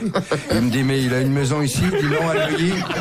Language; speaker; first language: French; native; French